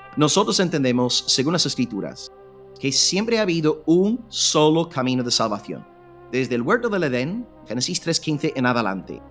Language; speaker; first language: Spanish; non-native, fluent; English